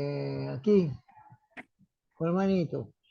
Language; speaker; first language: Spanish; native; Spanish